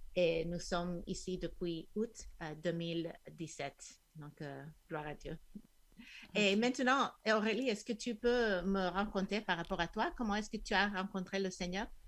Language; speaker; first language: French; non-native, fluent; Spanish